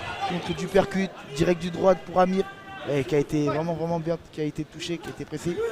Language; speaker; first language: French; native; French